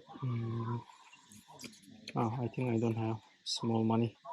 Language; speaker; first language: English; non-native, learner; Turkish